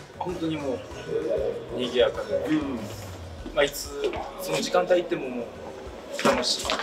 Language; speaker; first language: Japanese; native; Japanese